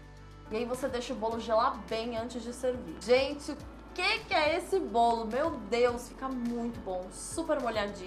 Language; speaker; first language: Portuguese; native; Portuguese